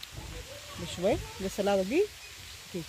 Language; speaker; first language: Portuguese; non-native, fluent; Spanish